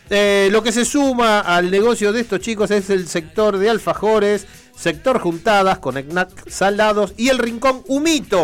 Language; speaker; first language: Spanish; native; Spanish